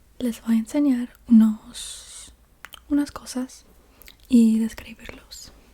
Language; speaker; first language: Spanish; non-native, learner; English